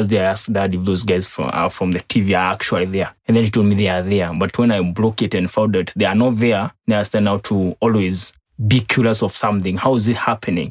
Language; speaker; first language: English; non-native, local second language; Kikuyu